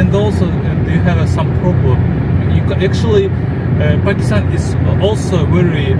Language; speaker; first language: English; non-native, fluent; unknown